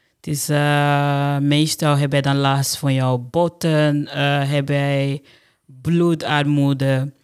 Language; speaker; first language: Dutch; non-native, fluent; Portuguese